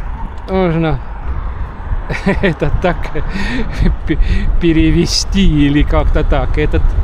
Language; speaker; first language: Russian; non-native, local second language; Estonian